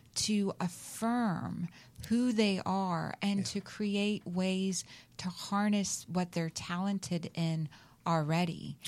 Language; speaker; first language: English; native; English